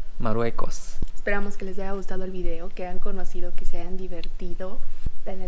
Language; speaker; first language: Spanish; non-native, local second language; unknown